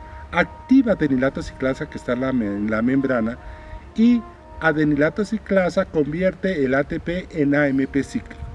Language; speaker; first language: Spanish; native; Spanish